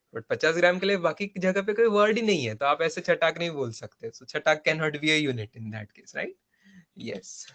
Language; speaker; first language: Hindi; non-native, local second language; Marathi